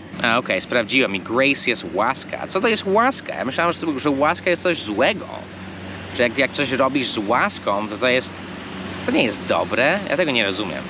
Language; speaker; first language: Polish; non-native, fluent; English